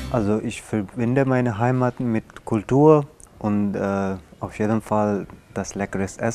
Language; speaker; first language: German; non-native, learner; Urdu